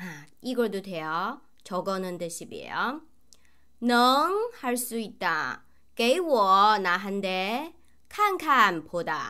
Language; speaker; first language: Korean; non-native, fluent; Chinese